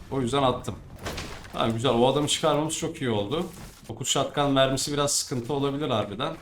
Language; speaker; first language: Turkish; native; Turkish